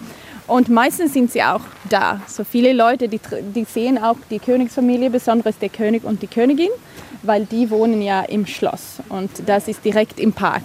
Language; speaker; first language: German; non-native, fluent; Swedish